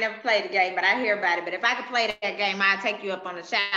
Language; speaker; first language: English; native; English